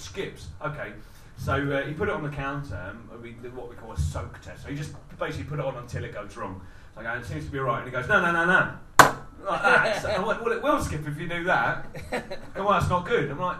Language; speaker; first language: English; native; English